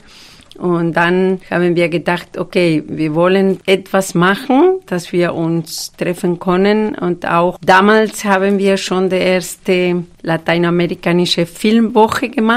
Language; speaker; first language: German; non-native, fluent; Spanish